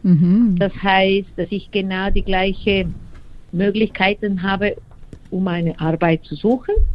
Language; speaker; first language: German; non-native, fluent; Spanish